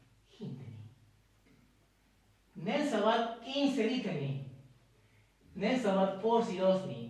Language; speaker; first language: Hungarian; non-native, learner; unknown